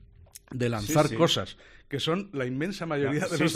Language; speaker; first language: Spanish; native; Spanish